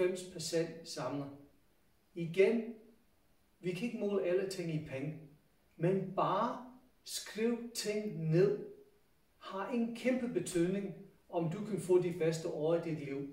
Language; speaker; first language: Danish; non-native, fluent; English